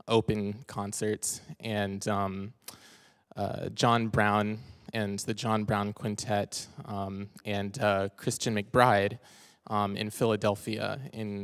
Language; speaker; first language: English; native; English